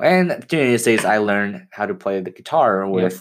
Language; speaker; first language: English; non-native, fluent; Chinese